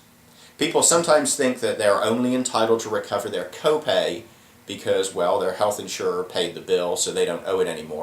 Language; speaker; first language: English; native; English